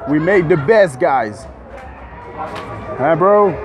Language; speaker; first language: English; non-native, learner; French